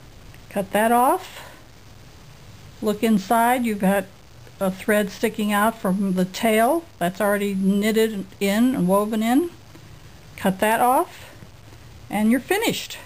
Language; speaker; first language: English; native; English